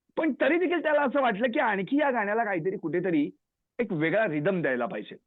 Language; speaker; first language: Marathi; native; Marathi